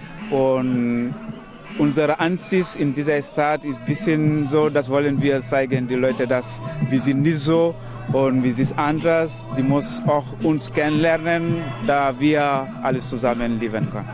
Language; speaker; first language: German; non-native, learner; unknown